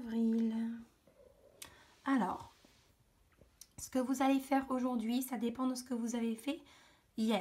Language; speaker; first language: French; native; French